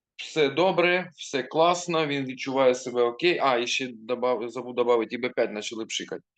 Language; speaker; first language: Ukrainian; non-native, local second language; Russian